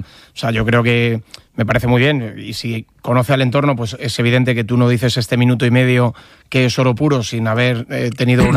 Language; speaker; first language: Spanish; native; Spanish